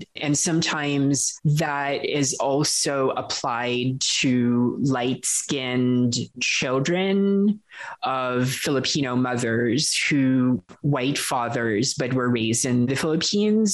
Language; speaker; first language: English; non-native, local second language; Filipino